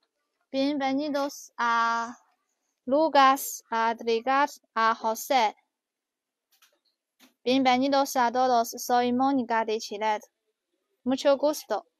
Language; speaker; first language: Spanish; non-native, learner; Chinese